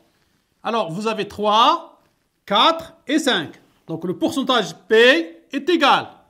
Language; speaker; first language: French; non-native, local second language; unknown